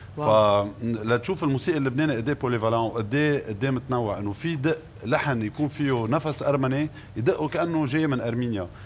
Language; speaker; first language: Arabic; non-native, local second language; Armenian